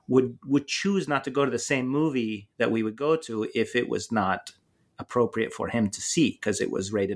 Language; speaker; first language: English; native; English